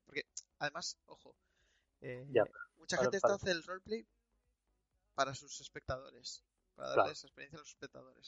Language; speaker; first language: Spanish; native; Spanish